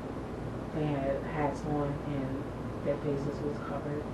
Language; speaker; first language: English; native; English